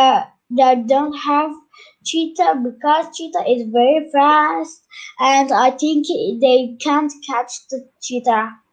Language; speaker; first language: English; non-native, learner; Turkish